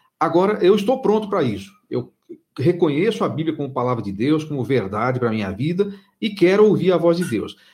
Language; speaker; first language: Portuguese; native; Portuguese